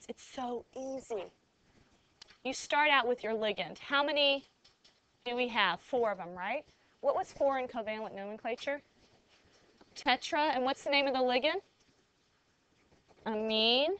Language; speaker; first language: English; native; English